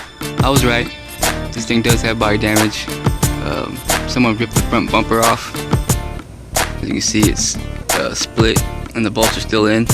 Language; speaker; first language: English; native; English